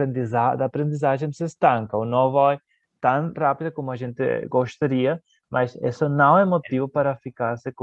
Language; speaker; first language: Portuguese; non-native, fluent; Spanish